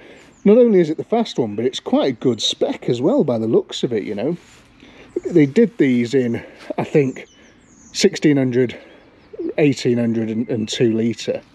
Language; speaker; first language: English; native; English